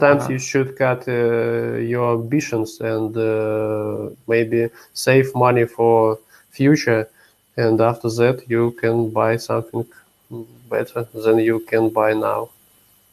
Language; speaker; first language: English; non-native, learner; Russian